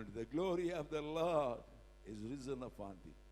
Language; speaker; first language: English; non-native, local second language; Tamil